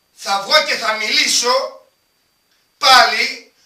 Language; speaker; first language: Greek; non-native, local second language; Romany